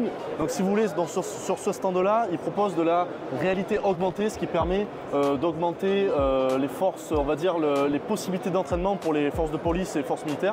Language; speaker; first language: French; native; French